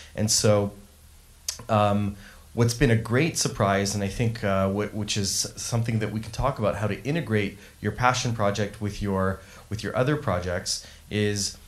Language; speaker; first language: English; native; English